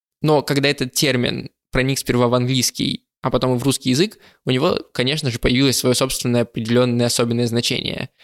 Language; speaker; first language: Russian; native; Russian